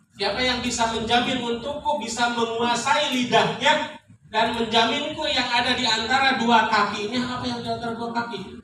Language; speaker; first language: Indonesian; non-native, local second language; Sundanese